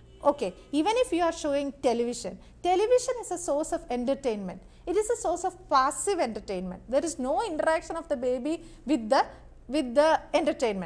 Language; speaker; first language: English; non-native, local second language; Malayalam